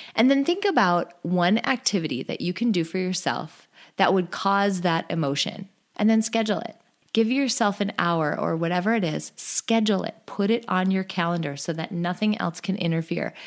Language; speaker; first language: English; native; English